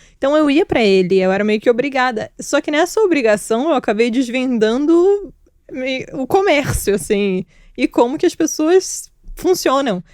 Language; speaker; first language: Portuguese; early bilingual, other home language; Georgian